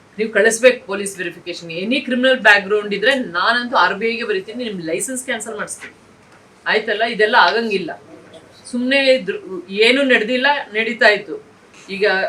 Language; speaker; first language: Kannada; native; Kannada